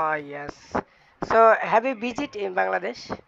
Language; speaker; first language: English; non-native, learner; Bangla